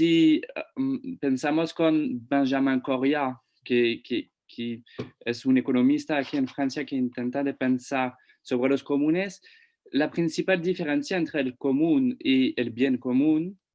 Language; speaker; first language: Spanish; non-native, fluent; French